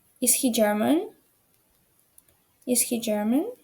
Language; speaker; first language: English; non-native, fluent; Ukrainian